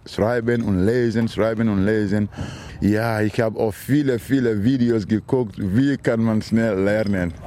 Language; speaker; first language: German; non-native, learner; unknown